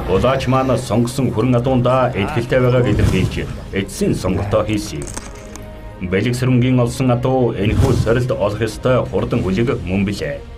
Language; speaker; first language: Mongolian; native; Mongolian